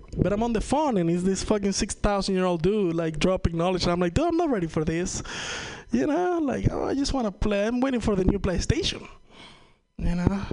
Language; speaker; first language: English; non-native, fluent; Spanish